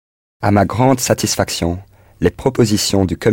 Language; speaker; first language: French; non-native, learner; English